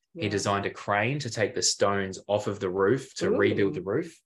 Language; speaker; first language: English; native; English